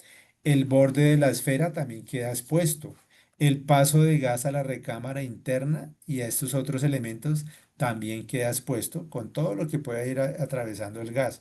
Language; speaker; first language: Spanish; native; Spanish